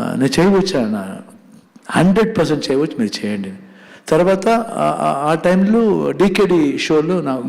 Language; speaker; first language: Telugu; non-native, learner; Kannada